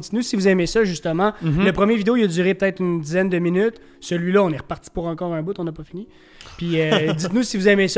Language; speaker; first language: French; native; French